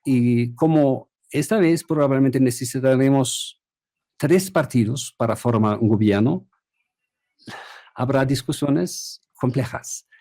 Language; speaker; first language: Spanish; non-native, fluent; German